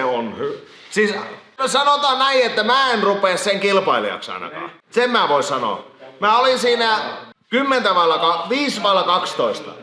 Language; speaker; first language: Finnish; native; Finnish